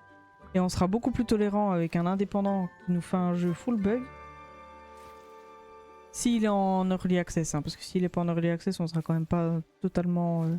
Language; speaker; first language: French; native; French